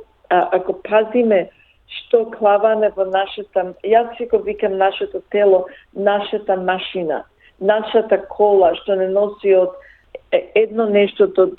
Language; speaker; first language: Macedonian; early bilingual, heritage; Macedonian